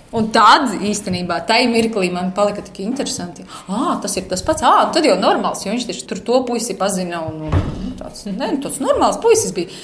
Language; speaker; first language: Latvian; native; Latvian